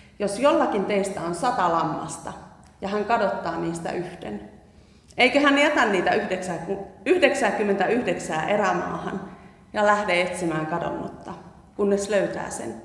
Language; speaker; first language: Finnish; native; Finnish